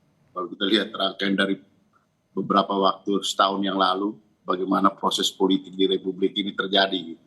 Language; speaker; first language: Indonesian; native; Indonesian